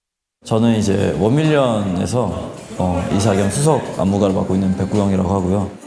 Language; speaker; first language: Korean; native; Korean